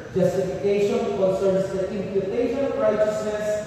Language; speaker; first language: English; non-native, local second language; Filipino